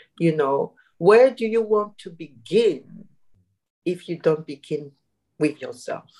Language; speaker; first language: English; non-native, fluent; Arabic